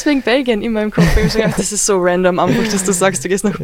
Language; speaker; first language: German; native; German